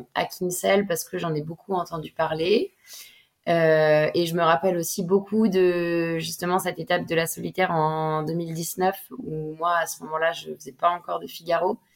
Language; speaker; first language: French; native; French